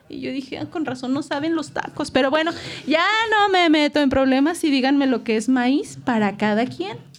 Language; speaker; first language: Spanish; native; Spanish